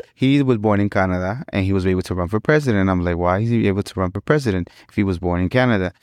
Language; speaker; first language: English; early bilingual, other home language; Spanish